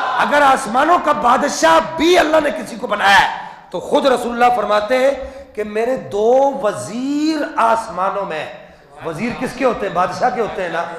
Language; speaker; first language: Urdu; non-native, local second language; Punjabi